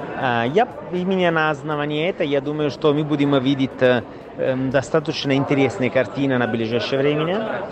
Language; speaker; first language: Russian; non-native, fluent; Italian